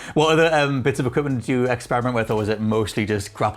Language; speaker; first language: English; native; English